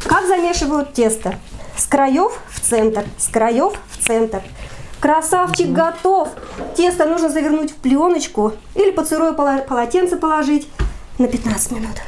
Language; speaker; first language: Russian; native; Russian